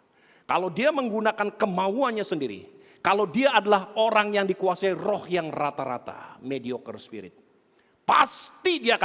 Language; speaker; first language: Indonesian; native; Indonesian